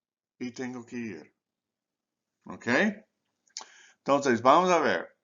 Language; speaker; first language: Spanish; non-native, fluent; English